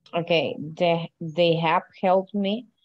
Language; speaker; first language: English; non-native, learner; Spanish